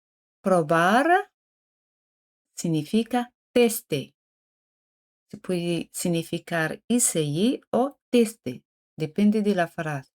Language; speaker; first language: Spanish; non-native, fluent; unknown